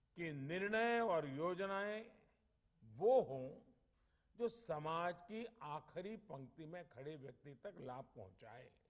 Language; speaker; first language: Hindi; non-native, local second language; Gujarati